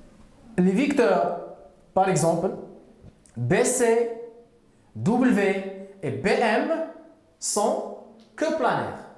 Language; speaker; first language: French; non-native, local second language; Arabic